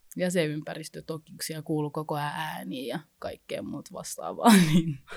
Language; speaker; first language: Finnish; early bilingual, other home language; Kinyarwanda